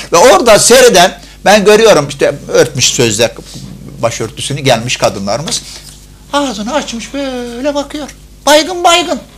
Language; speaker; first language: Turkish; non-native, fluent; Arabic